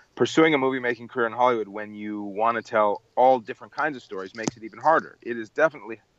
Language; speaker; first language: English; native; English